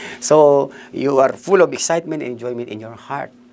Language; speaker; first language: English; non-native, local second language; Filipino